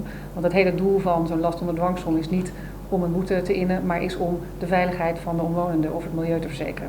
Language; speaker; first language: Dutch; native; Dutch